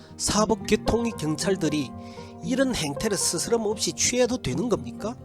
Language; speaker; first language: Korean; early bilingual, heritage; Korean